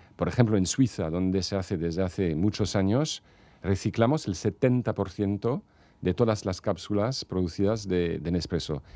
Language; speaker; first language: Spanish; non-native, fluent; French